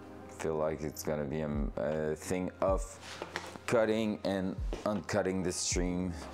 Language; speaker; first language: English; non-native, fluent; French